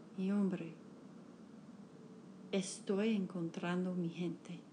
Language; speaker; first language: Spanish; non-native, learner; English